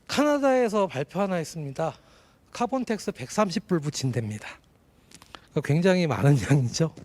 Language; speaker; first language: Korean; native; Korean